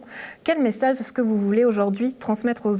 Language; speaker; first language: French; native; French